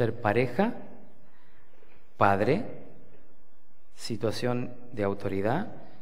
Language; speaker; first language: Spanish; native; Spanish